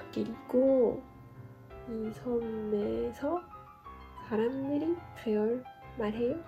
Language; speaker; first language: Korean; non-native, learner; French